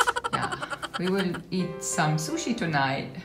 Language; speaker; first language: English; non-native, fluent; German